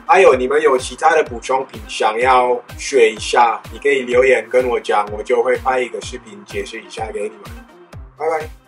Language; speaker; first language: Chinese; non-native, fluent; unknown